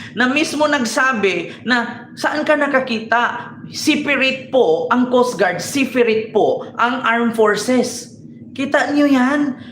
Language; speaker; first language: Filipino; native; Filipino